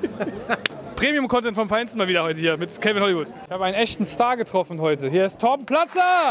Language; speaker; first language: German; native; German